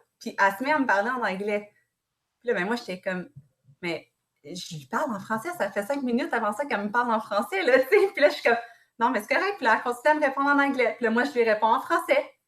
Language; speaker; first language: French; native; French